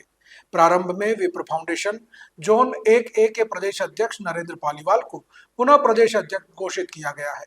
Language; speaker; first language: Hindi; native; Hindi